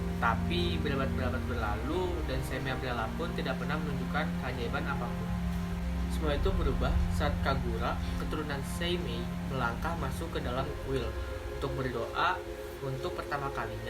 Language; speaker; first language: Indonesian; native; Indonesian